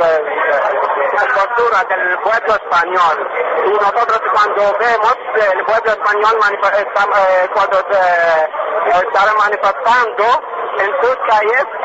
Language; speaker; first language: Spanish; non-native, learner; Arabic